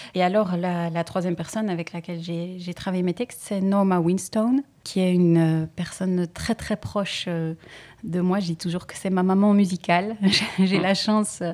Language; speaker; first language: French; native; French